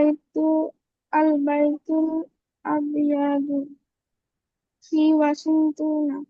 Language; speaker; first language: Arabic; non-native, learner; Bangla